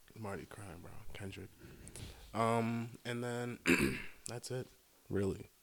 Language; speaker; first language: English; early bilingual, other home language; French